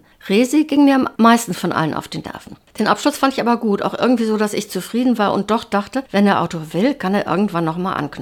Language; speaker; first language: German; native; German